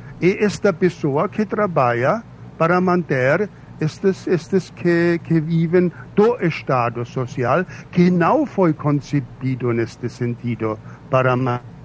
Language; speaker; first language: Portuguese; non-native, fluent; German